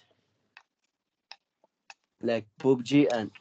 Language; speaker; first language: English; non-native, learner; Spanish